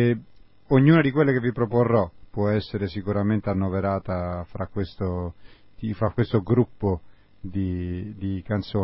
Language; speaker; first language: Italian; native; Italian